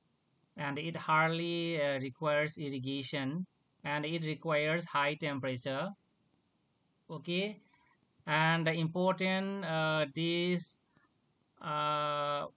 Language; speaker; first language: English; non-native, local second language; Manipuri